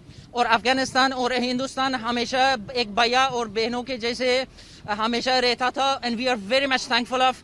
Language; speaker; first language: Hindi; non-native, fluent; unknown